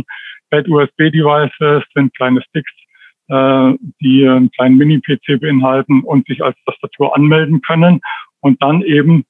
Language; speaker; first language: German; native; German